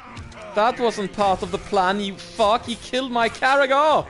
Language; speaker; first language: English; native; English